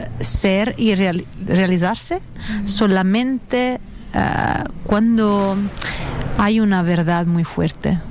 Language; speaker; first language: Spanish; non-native, fluent; Italian